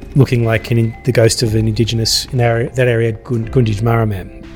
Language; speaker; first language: English; native; English